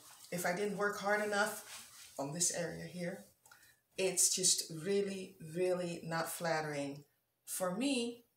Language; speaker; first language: English; non-native, fluent; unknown